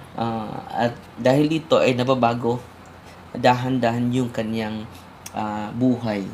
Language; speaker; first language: Filipino; non-native, local second language; Cebuano